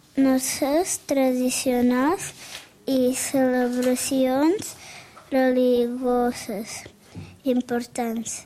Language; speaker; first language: Catalan; early bilingual, other home language; Czech